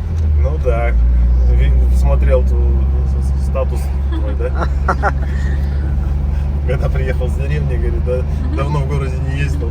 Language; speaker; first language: Russian; native; Russian